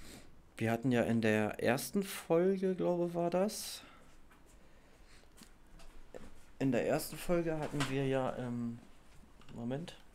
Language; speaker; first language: German; native; German